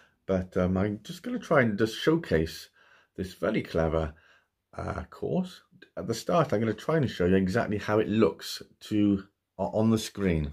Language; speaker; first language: English; native; English